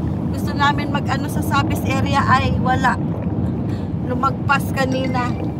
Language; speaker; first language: Filipino; non-native, local second language; Cebuano